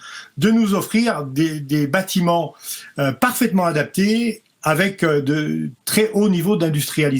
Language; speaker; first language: French; native; French